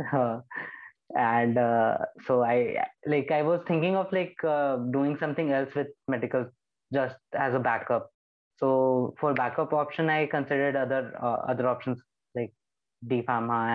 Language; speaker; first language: English; non-native, local second language; Hindi